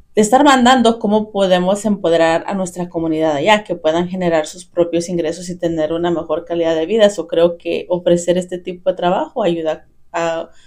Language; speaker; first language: Spanish; early bilingual, heritage; Spanish